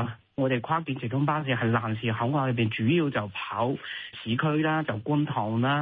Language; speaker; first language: Cantonese; native; Cantonese